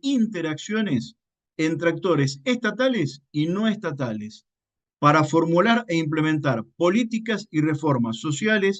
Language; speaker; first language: Spanish; native; Spanish